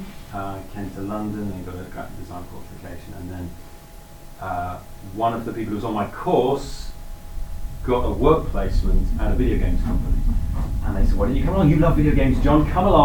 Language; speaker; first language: English; native; English